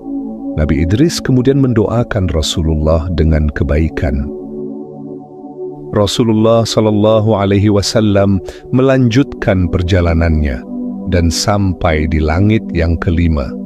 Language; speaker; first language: Indonesian; native; Indonesian